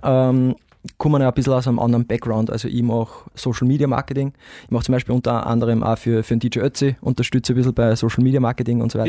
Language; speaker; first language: German; native; German